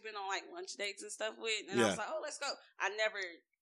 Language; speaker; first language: English; native; English